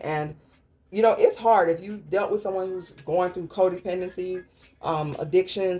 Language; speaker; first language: English; native; English